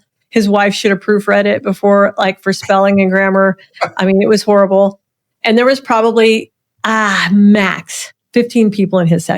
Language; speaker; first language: English; native; English